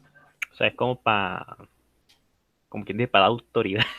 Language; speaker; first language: Spanish; native; Spanish